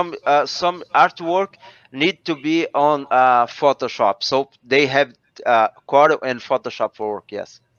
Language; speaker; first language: English; non-native, learner; Portuguese